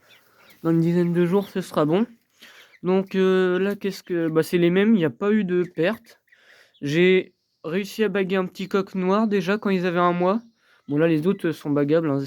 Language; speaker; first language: French; native; French